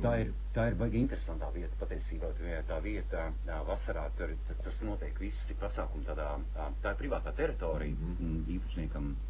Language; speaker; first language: Latvian; native; Latvian